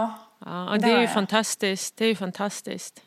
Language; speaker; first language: Swedish; native; Swedish